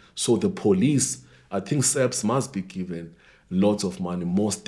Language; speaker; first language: English; non-native, local second language; Xhosa